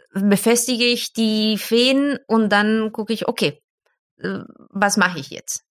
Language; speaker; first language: German; non-native, fluent; Spanish